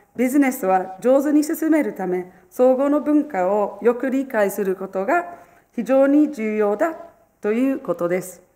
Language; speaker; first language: Japanese; non-native, fluent; English